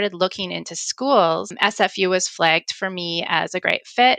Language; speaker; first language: English; native; English